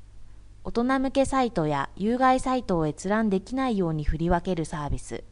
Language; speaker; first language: Japanese; native; Japanese